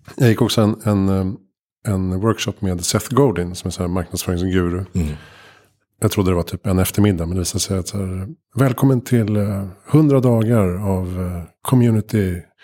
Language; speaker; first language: Swedish; native; Swedish